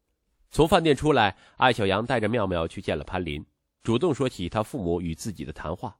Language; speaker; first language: Chinese; native; Chinese